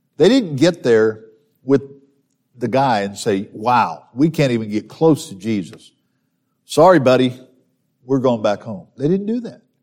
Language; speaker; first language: English; native; English